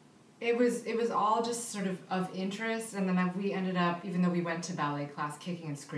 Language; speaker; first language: English; early bilingual, other home language; Filipino